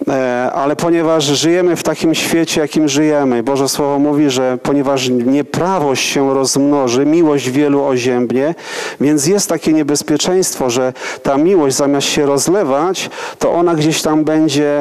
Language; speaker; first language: Polish; native; Polish